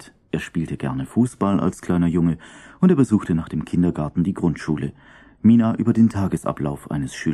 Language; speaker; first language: German; native; German